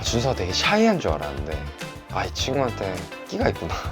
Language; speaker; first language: Korean; native; Korean